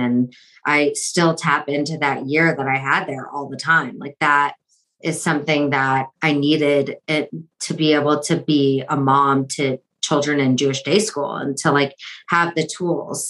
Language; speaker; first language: English; native; English